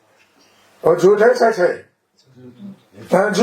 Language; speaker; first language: Hindi; non-native, learner; Nepali